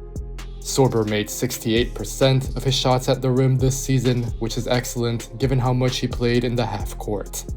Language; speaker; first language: English; native; English